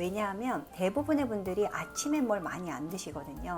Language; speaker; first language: Korean; native; Korean